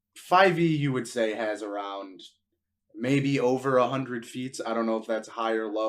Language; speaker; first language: English; native; English